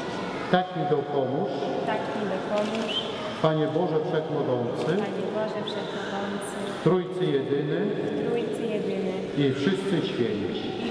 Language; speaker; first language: Polish; native; Polish